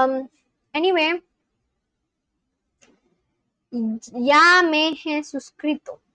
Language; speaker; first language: Spanish; non-native, learner; English